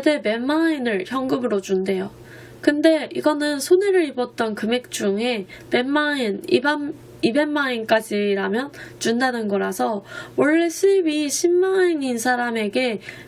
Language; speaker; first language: Korean; non-native, fluent; Japanese